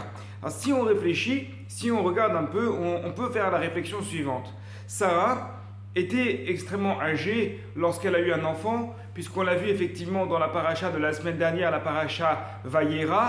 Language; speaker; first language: French; native; French